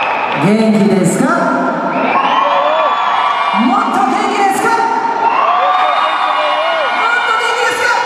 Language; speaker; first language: Japanese; early bilingual, other home language; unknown